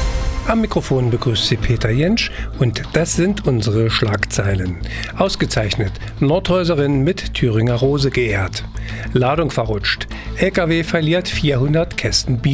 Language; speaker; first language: German; native; German